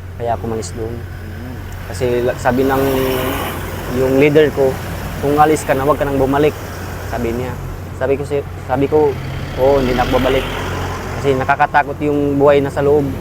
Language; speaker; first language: Filipino; non-native, local second language; Tausug